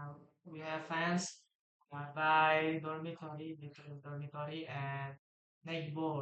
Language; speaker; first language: English; non-native, learner; Indonesian